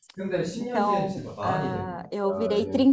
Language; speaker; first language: Portuguese; non-native, learner; Korean